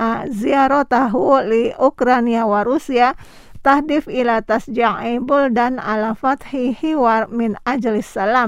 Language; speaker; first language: Arabic; non-native, learner; Indonesian